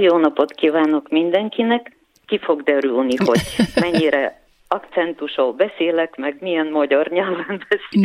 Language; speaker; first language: Hungarian; non-native, fluent; Bulgarian